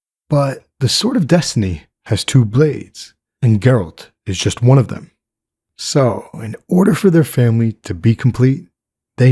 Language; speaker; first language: English; native; English